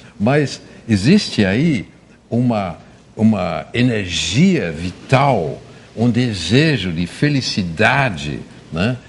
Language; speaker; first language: Portuguese; non-native, fluent; German